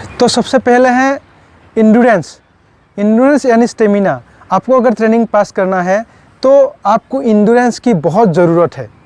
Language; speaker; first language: Hindi; non-native, local second language; Assamese